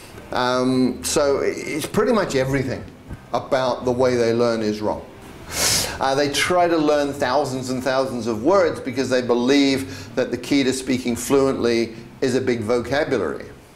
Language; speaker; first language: English; native; English